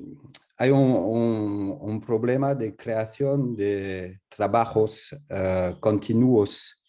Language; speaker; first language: Spanish; non-native, learner; French